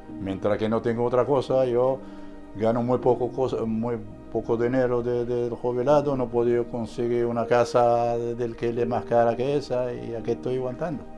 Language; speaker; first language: Spanish; non-native, fluent; Arabic